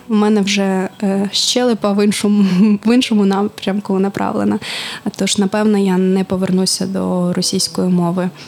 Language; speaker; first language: Ukrainian; non-native, local second language; Russian